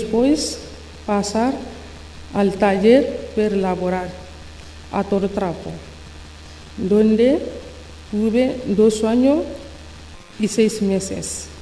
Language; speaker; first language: Spanish; non-native, learner; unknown